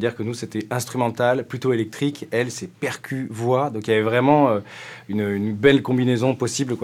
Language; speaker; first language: French; native; French